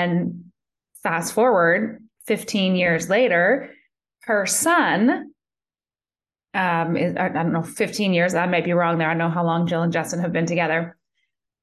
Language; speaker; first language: English; native; English